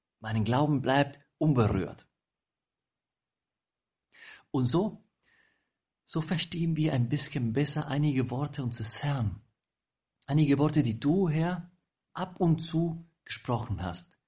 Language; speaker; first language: German; non-native, fluent; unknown